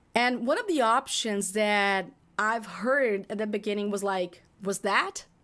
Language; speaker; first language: English; non-native, fluent; Portuguese